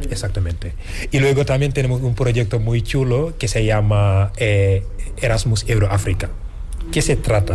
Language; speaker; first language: Spanish; non-native, fluent; Wolof